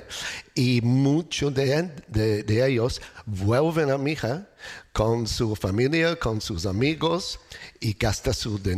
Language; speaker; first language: Spanish; non-native, learner; English